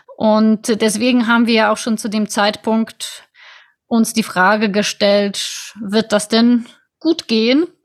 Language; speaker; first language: German; non-native, fluent; Polish